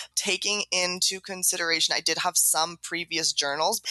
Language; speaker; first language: English; native; English